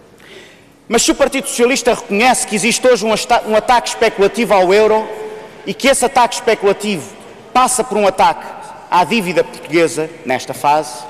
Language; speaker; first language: Portuguese; native; Portuguese